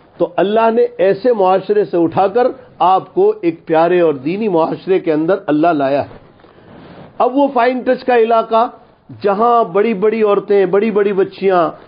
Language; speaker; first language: Urdu; non-native, local second language; Gujarati